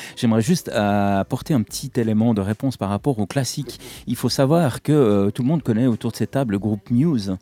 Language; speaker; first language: French; native; French